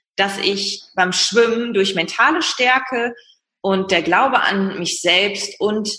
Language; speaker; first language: German; native; German